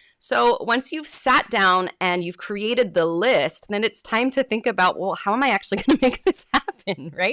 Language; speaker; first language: English; native; English